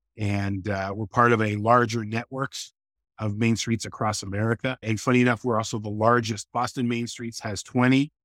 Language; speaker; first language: English; native; English